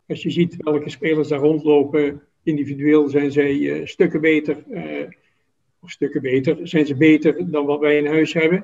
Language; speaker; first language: Dutch; native; Dutch